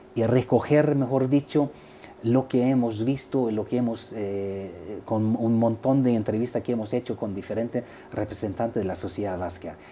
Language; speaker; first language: Spanish; non-native, fluent; Swedish